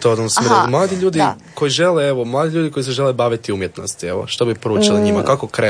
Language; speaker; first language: Serbian; native; Serbian